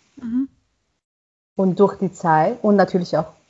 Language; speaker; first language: German; non-native, fluent; Chinese